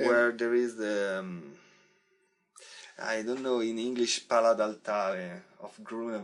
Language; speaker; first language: English; non-native, learner; Italian